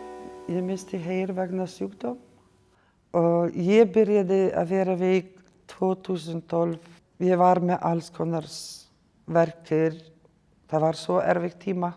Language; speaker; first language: Icelandic; non-native, learner; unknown